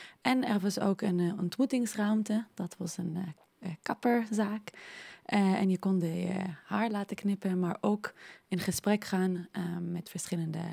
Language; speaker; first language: Dutch; non-native, fluent; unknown